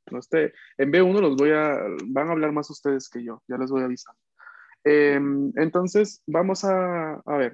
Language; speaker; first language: Spanish; native; Spanish